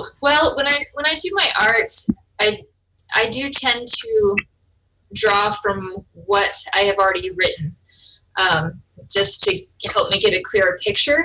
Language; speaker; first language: English; non-native, fluent; German